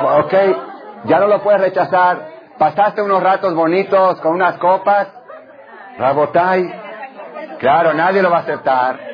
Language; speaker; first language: Spanish; non-native, fluent; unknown